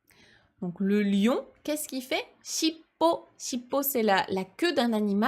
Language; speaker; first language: French; native; French